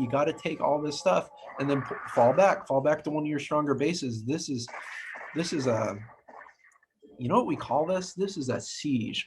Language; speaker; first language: English; native; English